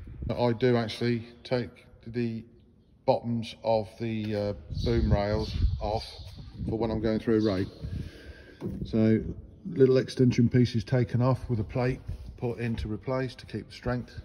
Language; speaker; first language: English; native; English